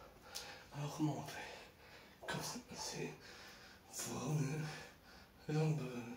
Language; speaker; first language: French; non-native, fluent; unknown